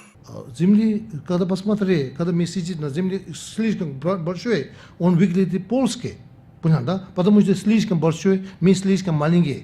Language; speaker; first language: Russian; non-native, learner; Tibetan